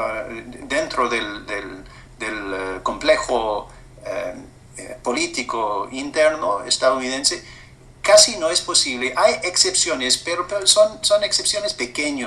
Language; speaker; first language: Spanish; non-native, fluent; English